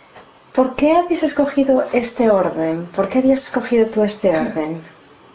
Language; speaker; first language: Spanish; native; Spanish